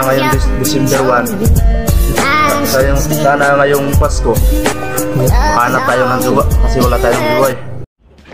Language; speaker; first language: Filipino; non-native, local second language; Cebuano